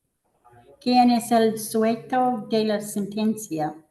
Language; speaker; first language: Spanish; non-native, learner; English